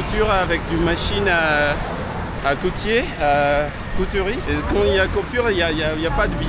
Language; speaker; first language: French; non-native, local second language; Malagasy